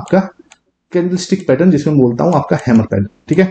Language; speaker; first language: Hindi; native; Hindi